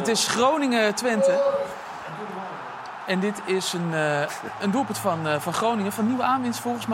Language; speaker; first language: Dutch; native; Dutch